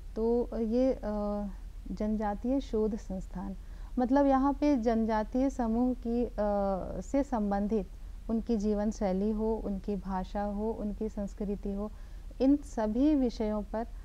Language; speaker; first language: Hindi; native; Hindi